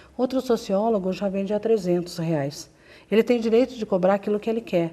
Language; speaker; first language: Portuguese; native; Portuguese